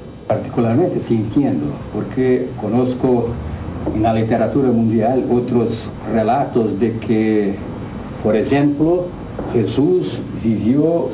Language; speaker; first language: Spanish; non-native, fluent; Portuguese